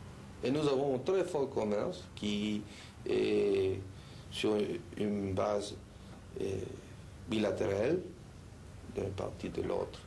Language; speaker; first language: French; non-native, learner; Spanish